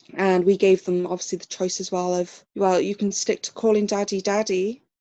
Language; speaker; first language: English; native; English